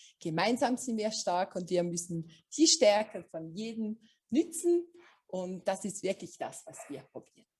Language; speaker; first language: German; non-native, local second language; French